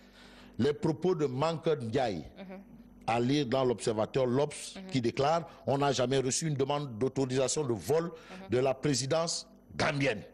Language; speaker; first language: French; non-native, local second language; Wolof